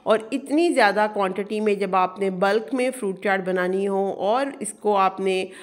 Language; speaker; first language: Urdu; native; Urdu